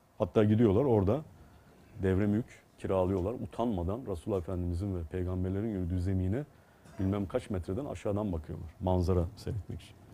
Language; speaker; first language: Turkish; native; Turkish